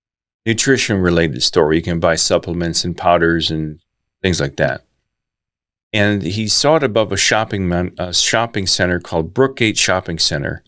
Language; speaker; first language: English; native; English